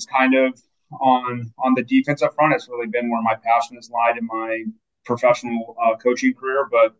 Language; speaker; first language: English; native; English